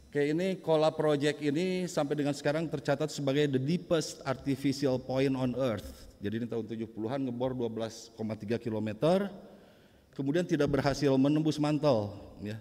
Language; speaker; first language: Indonesian; native; Indonesian